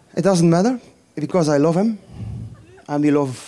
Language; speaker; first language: English; non-native, fluent; Dutch